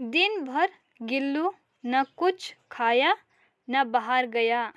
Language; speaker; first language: Hindi; non-native, local second language; Kannada